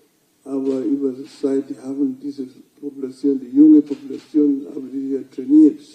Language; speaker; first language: German; non-native, fluent; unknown